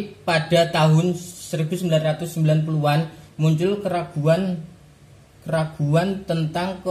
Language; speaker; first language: Indonesian; native; Indonesian